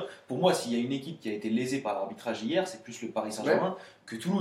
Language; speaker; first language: French; native; French